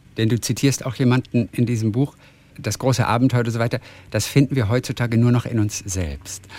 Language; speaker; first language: German; native; German